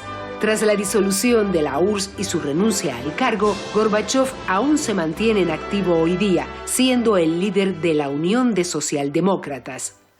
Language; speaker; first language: Spanish; native; Spanish